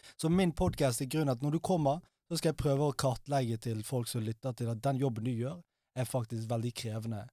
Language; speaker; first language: Norwegian; early bilingual, other home language; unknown